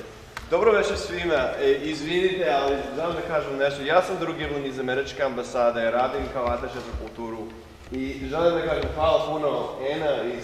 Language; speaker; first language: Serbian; non-native, learner; English